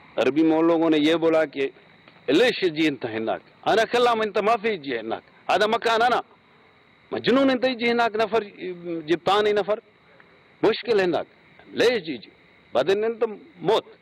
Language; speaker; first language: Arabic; non-native, learner; Hindi